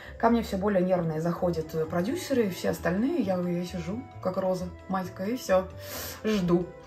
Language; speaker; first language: Russian; non-native, local second language; Latvian